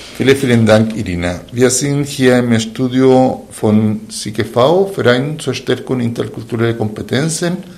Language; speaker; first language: German; non-native, fluent; Spanish